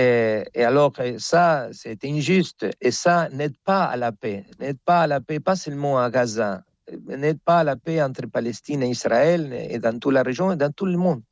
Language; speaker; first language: French; non-native, fluent; Spanish